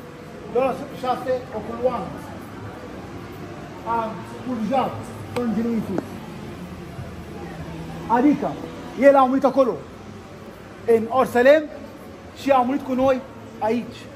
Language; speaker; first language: Romanian; non-native, learner; Arabic